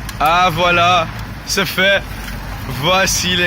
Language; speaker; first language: French; non-native, learner; Dutch